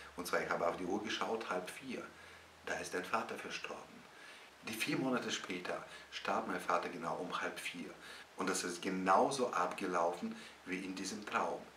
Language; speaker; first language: German; non-native, fluent; Russian